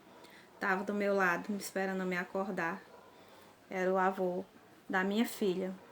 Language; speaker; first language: Portuguese; native; Portuguese